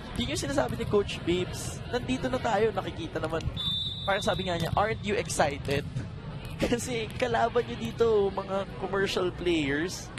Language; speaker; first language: Filipino; native; Filipino